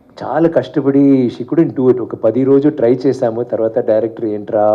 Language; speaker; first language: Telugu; non-native, learner; Tamil